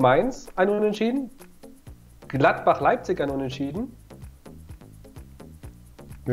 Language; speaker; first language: German; native; German